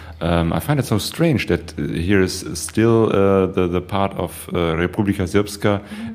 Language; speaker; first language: English; non-native, fluent; German